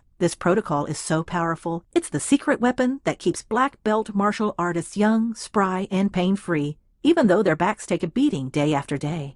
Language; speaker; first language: English; native; English